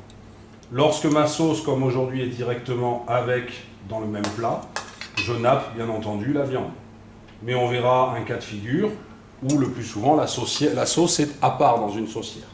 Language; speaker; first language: French; native; French